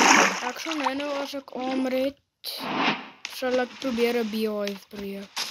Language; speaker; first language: Dutch; non-native, learner; Afrikaans